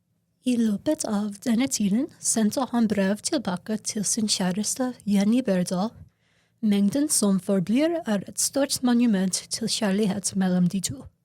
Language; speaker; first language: Norwegian; non-native, learner; English